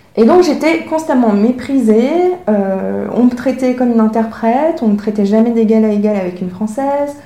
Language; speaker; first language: French; early bilingual, other home language; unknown